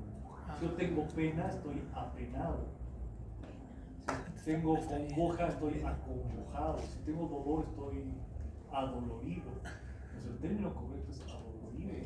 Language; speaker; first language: Spanish; native; Spanish